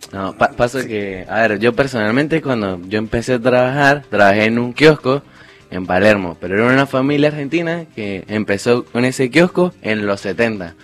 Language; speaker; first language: Spanish; native; Spanish